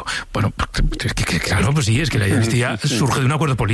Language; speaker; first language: Spanish; native; Spanish